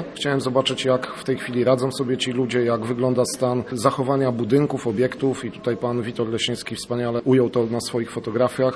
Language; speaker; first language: Polish; native; Polish